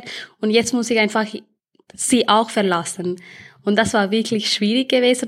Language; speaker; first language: German; early bilingual, other home language; Tamil